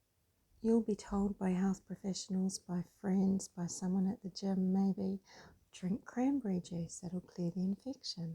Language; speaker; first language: English; native; English